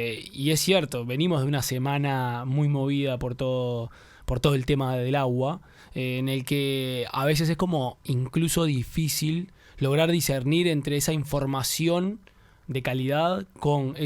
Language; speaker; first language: Spanish; native; Spanish